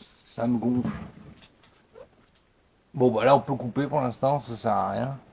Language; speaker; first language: French; native; French